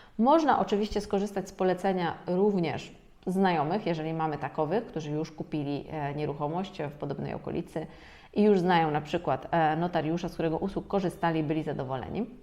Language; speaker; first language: Polish; native; Polish